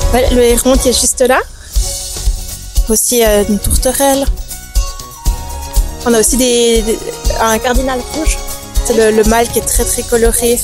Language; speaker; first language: French; native; French